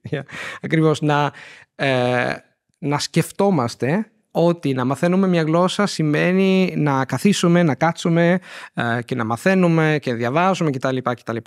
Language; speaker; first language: Greek; non-native, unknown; Italian